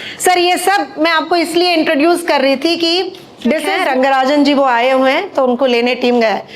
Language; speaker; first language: Hindi; non-native, local second language; Telugu